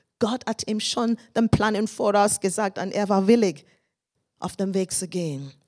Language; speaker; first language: German; non-native, fluent; English